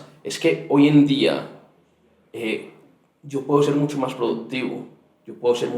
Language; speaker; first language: Spanish; native; Spanish